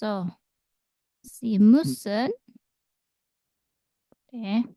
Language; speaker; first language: German; non-native, fluent; Indonesian